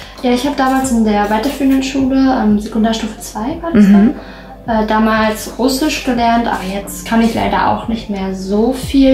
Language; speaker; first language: German; native; German